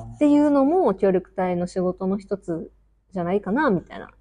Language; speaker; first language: Japanese; native; Japanese